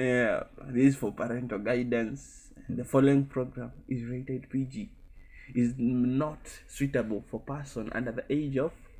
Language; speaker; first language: English; non-native, local second language; Swahili